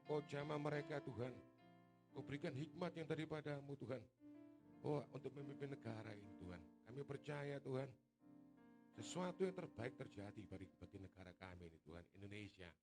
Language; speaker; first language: Indonesian; native; Indonesian